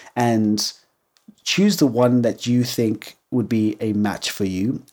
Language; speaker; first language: English; native; English